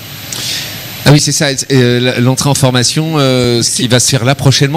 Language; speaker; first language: French; native; French